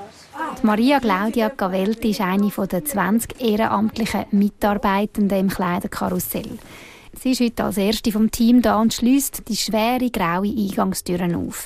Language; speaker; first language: German; native; German